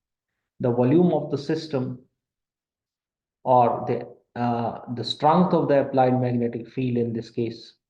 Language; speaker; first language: English; non-native, local second language; Kashmiri